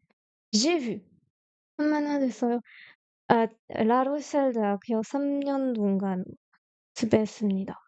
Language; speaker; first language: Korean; non-native, learner; French